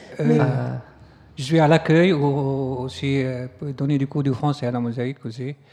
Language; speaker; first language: French; non-native, learner; Arabic